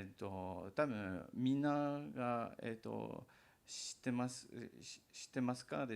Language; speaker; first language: Japanese; non-native, learner; English